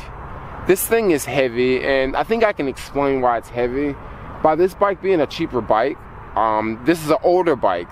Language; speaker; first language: English; native; English